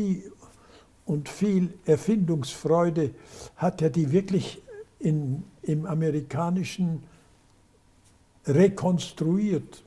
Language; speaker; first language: German; native; German